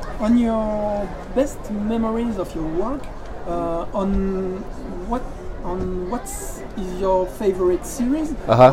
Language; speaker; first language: English; non-native, learner; French